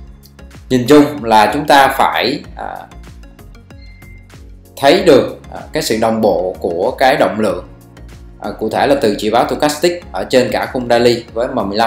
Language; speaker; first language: Vietnamese; native; Vietnamese